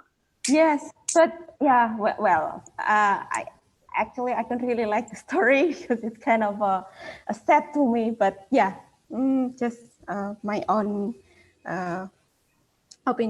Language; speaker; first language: English; non-native, fluent; Indonesian